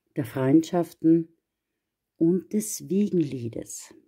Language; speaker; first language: German; native; German